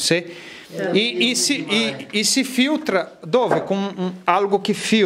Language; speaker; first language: Italian; non-native, learner; Portuguese